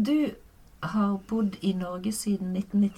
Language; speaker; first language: Norwegian; native; Norwegian